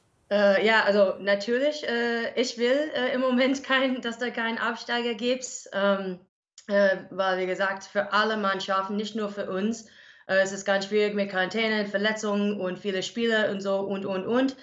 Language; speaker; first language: German; non-native, learner; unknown